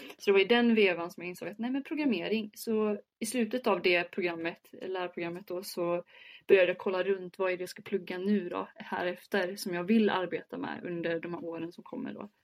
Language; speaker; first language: Swedish; early bilingual, other home language; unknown